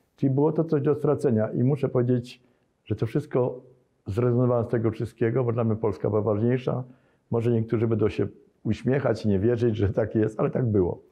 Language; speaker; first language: Polish; native; Polish